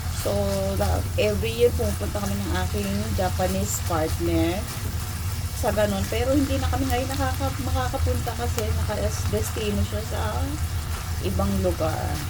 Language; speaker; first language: Filipino; native; Filipino